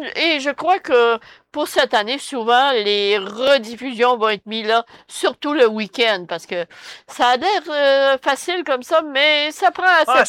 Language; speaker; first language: French; native; French